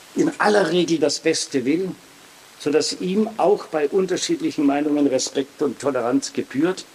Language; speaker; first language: German; native; German